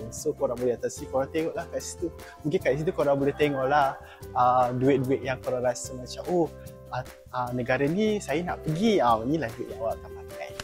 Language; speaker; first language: Malay; native; Malay